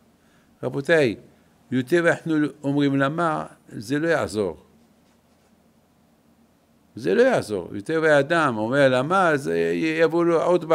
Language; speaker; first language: Hebrew; non-native, fluent; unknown